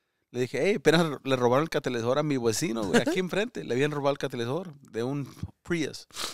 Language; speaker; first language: Spanish; early bilingual, other home language; English